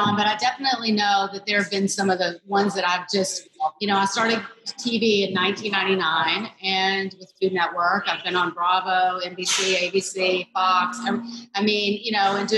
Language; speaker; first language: English; native; English